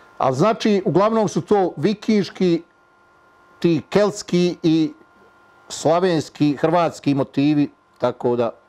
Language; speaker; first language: Bosnian; native; Bosnian